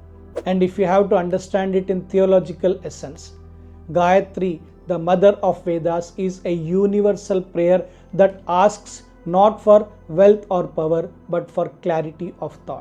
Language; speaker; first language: English; non-native, local second language; Telugu